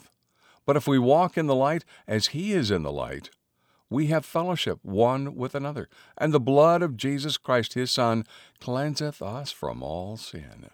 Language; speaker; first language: English; native; English